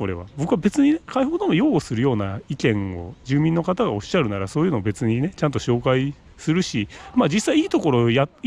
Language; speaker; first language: Japanese; native; Japanese